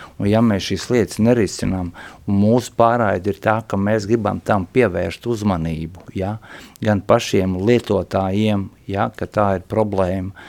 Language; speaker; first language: Latvian; non-native, local second language; Russian